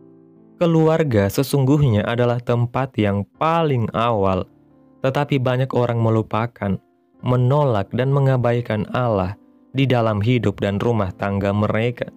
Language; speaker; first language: Indonesian; native; Indonesian